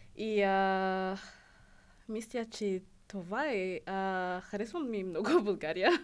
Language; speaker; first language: Bulgarian; non-native, learner; Rundi